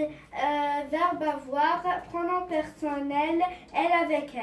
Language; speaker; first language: French; non-native, learner; Arabic